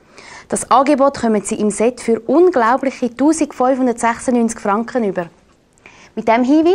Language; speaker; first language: German; native; German